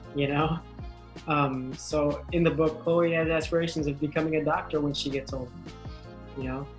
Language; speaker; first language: English; native; English